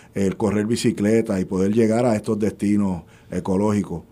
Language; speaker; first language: Spanish; native; Spanish